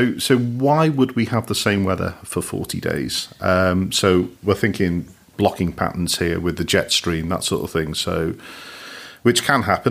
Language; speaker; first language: English; native; English